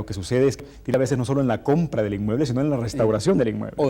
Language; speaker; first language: Spanish; native; Spanish